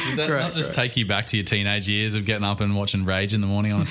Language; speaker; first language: English; native; English